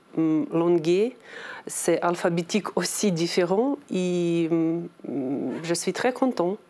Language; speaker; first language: French; non-native, learner; Ukrainian